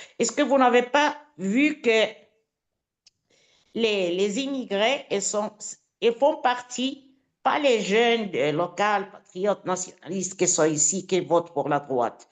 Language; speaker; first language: French; non-native, fluent; Italian